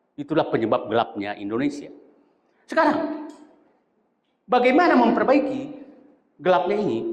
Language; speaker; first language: Indonesian; non-native, local second language; Buginese